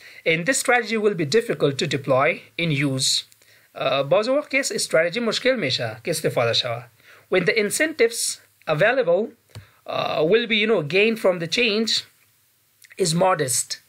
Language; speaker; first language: English; non-native, fluent; Pashto